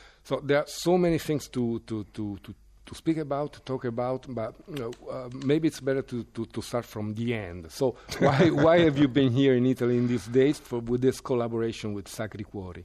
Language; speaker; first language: English; non-native, fluent; Italian